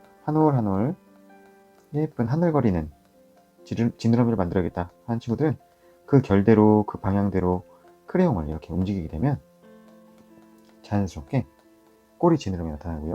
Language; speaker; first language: Korean; native; Korean